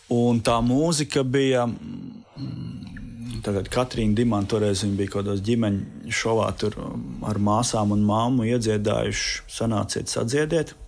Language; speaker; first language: Latvian; native; Latvian